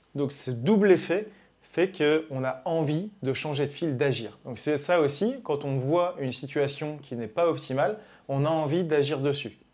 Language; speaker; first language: French; native; French